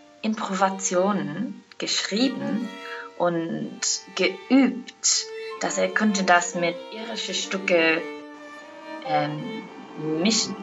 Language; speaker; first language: German; non-native, learner; English